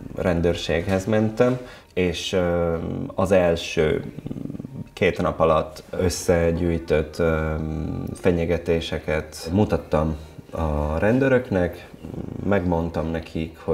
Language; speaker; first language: Hungarian; non-native, fluent; Italian